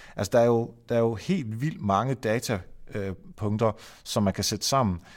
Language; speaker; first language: Danish; non-native, fluent; Dutch